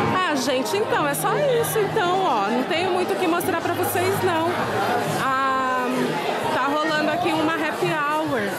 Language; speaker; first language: Portuguese; native; Portuguese